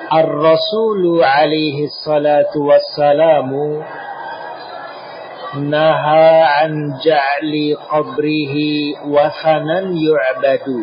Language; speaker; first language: Arabic; non-native, fluent; Indonesian